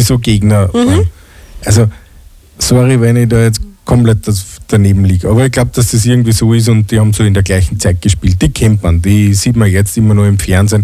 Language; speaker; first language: German; native; German